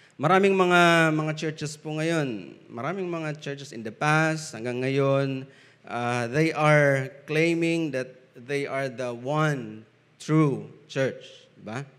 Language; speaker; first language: Filipino; non-native, local second language; Bikol